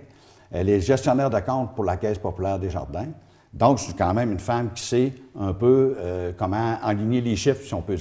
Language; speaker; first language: French; native; French